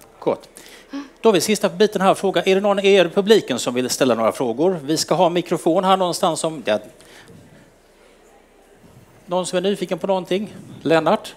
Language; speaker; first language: Swedish; native; Swedish